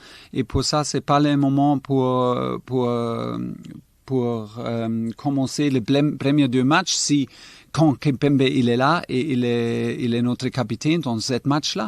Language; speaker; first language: French; non-native, fluent; German